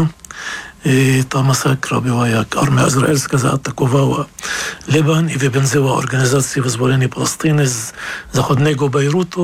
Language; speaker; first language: Polish; non-native, fluent; Arabic